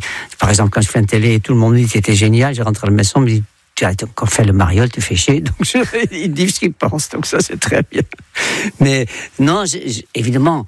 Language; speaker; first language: French; non-native, fluent; Dutch